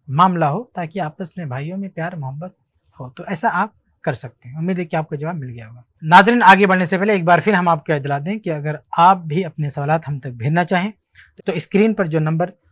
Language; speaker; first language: Hindi; native; Hindi